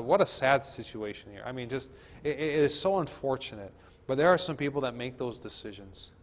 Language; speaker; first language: English; native; English